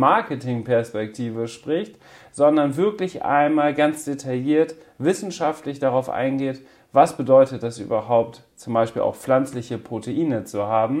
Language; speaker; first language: German; native; German